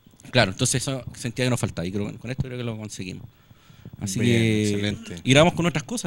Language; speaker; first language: Spanish; native; Spanish